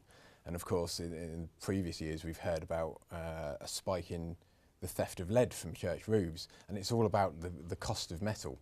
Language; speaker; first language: English; native; English